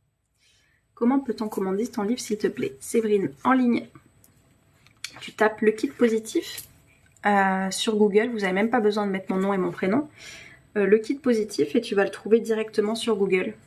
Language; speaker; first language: French; native; French